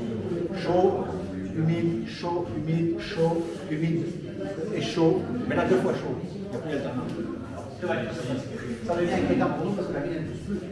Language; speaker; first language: French; native; French